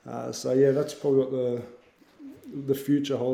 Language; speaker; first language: English; native; English